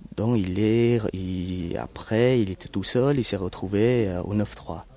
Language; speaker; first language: French; early bilingual, other home language; Vietnamese